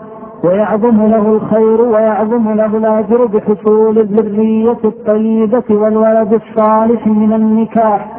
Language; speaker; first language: Arabic; native; Arabic